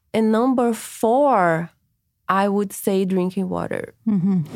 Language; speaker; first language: English; non-native, fluent; Portuguese